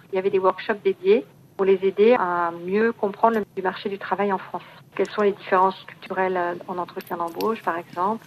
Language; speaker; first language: French; native; French